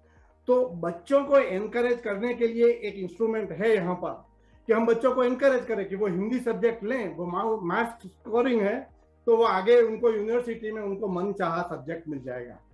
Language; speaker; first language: Hindi; native; Hindi